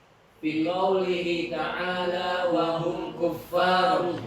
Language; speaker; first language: Arabic; non-native, learner; Indonesian